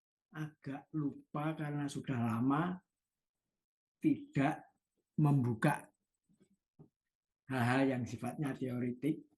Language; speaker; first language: Indonesian; native; Indonesian